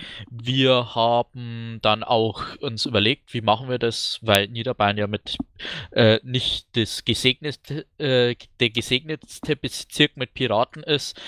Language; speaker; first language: German; native; German